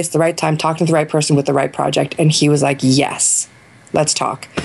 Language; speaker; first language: English; native; English